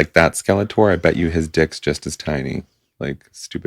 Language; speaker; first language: English; native; English